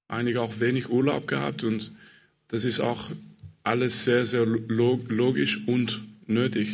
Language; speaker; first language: German; non-native, fluent; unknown